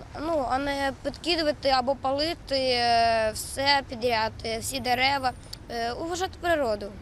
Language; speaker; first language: Ukrainian; non-native, local second language; Russian